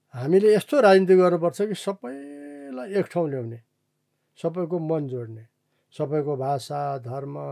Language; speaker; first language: Nepali; non-native, local second language; Eastern Tamang